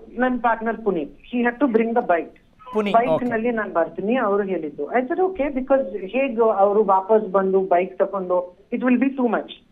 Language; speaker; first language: Kannada; non-native, learner; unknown